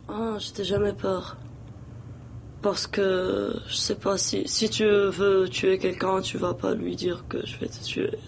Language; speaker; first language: French; non-native, local second language; Arabic